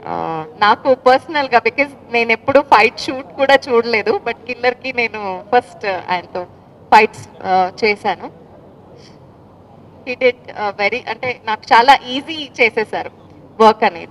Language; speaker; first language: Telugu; non-native, fluent; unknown